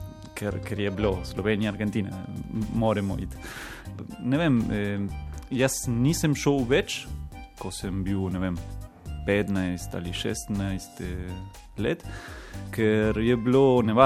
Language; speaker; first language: Slovenian; non-native, learner; Spanish